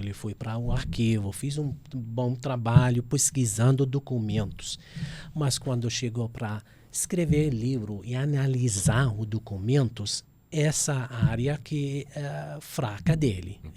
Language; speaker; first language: Portuguese; non-native, fluent; Arabic